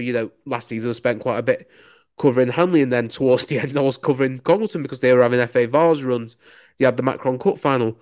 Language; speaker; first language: English; native; English